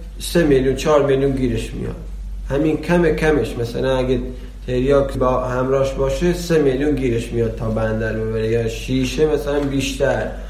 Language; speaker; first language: Persian; non-native, local second language; Baluchi